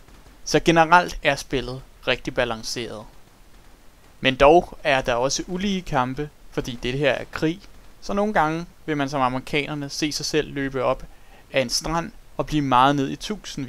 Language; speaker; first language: Danish; native; Danish